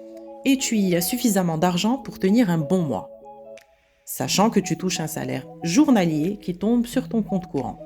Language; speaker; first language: French; native; French